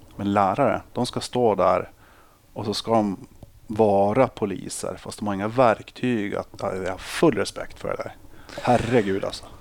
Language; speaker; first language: Swedish; native; Swedish